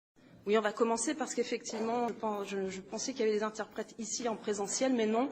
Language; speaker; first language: French; native; French